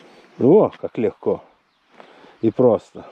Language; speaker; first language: Russian; non-native, fluent; Lithuanian